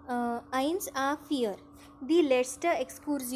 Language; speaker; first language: German; non-native, fluent; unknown